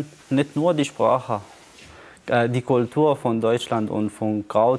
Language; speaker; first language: German; non-native, learner; Arabic